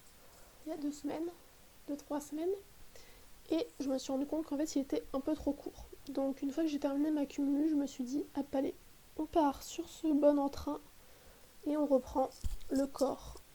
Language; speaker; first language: French; native; French